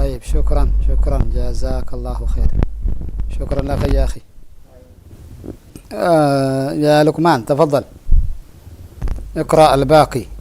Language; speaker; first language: Arabic; non-native, fluent; Indonesian